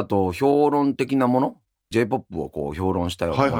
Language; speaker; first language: Japanese; native; Japanese